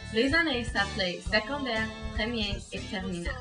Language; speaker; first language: French; non-native, learner; English